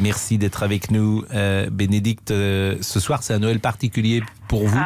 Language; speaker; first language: French; native; French